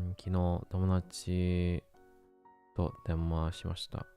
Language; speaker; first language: Japanese; non-native, learner; English